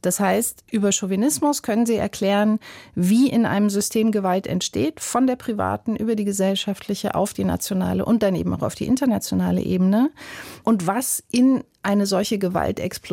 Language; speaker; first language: German; native; German